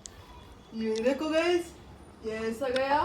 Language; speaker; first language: Hindi; non-native, local second language; Kannada